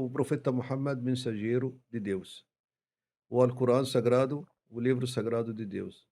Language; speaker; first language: Portuguese; non-native, fluent; Arabic